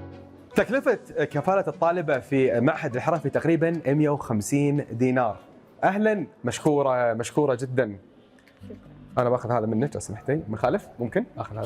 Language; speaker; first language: Arabic; native; Arabic